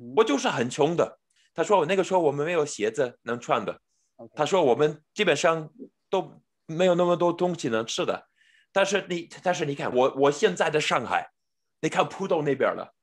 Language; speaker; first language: Chinese; non-native, fluent; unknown